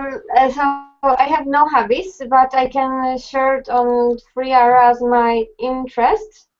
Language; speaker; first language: English; non-native, fluent; Polish